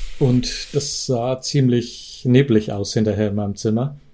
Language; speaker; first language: German; native; German